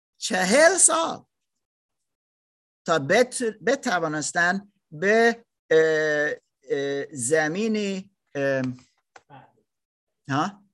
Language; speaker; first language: Persian; non-native, learner; German